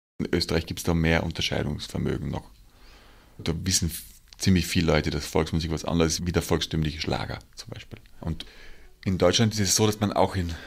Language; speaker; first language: German; native; German